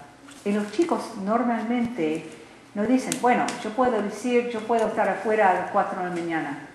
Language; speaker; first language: Spanish; non-native, learner; English